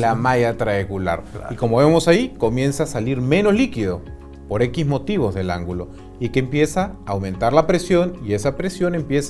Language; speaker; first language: Spanish; native; Spanish